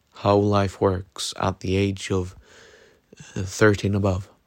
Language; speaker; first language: English; non-native, fluent; Norwegian